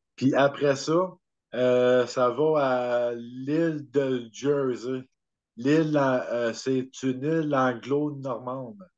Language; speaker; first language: French; native; French